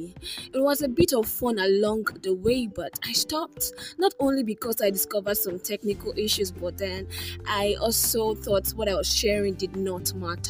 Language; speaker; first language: English; non-native, local second language; Yoruba